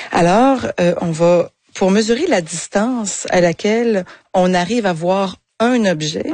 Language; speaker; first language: French; native; French